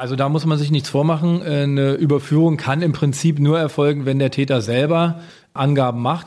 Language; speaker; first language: German; native; German